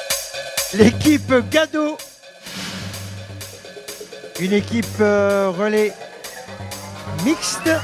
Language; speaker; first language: French; native; French